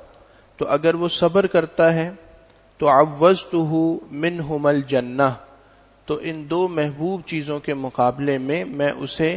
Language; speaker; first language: Urdu; native; Urdu